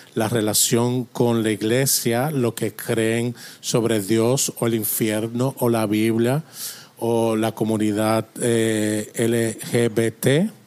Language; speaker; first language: Spanish; non-native, fluent; English